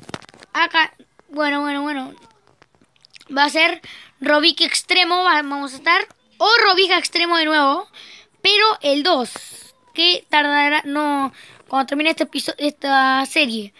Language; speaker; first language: Spanish; native; Spanish